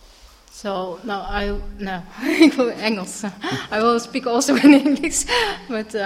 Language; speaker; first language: English; non-native, learner; Dutch